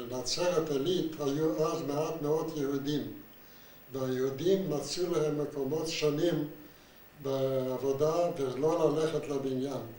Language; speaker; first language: Hebrew; non-native, fluent; Yiddish